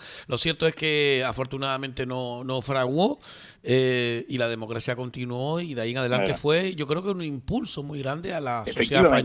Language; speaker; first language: Spanish; native; Spanish